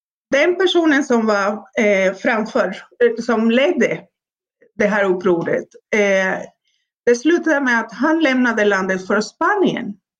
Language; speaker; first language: Swedish; non-native, fluent; Spanish